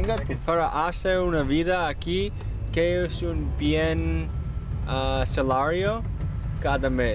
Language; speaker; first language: Spanish; non-native, learner; English